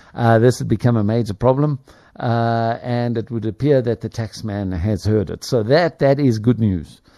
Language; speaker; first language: English; native; English